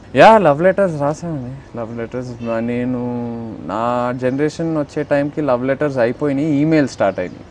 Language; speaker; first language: Telugu; native; Telugu